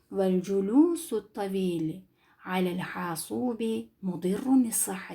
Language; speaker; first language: Arabic; non-native, learner; Kyrgyz